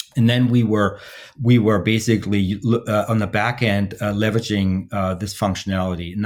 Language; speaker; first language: English; non-native, fluent; German